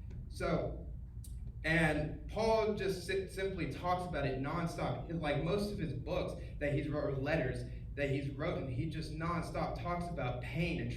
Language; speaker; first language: English; native; English